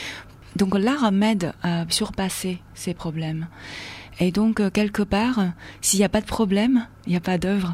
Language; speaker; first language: French; non-native, fluent; Chinese